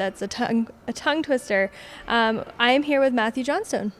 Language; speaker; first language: English; native; English